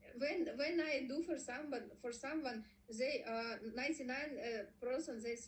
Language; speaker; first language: English; non-native, learner; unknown